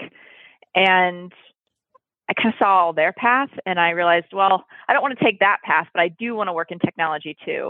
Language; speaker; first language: English; native; English